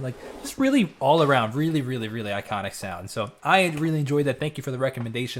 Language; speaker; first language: English; native; English